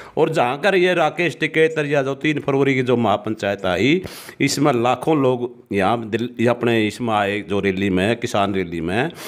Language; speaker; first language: Hindi; native; Hindi